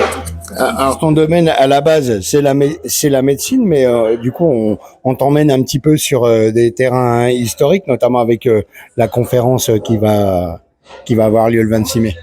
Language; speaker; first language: French; native; French